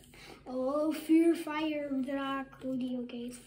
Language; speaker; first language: Dutch; native; Dutch